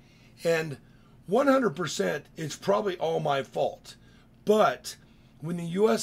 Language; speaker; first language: English; native; English